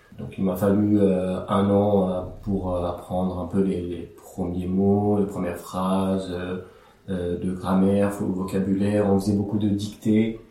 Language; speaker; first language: French; early bilingual, other home language; Assyrian Neo-Aramaic